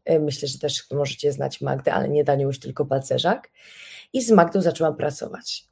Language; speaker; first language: Polish; native; Polish